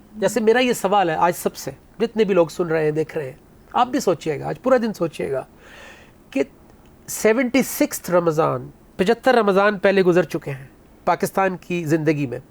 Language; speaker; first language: Urdu; native; Urdu